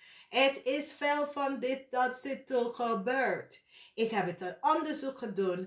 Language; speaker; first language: Dutch; non-native, fluent; English